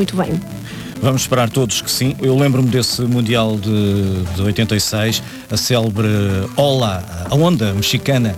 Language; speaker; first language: Portuguese; native; Portuguese